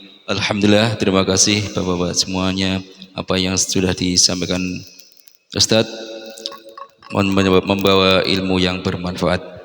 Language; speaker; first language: Indonesian; native; Indonesian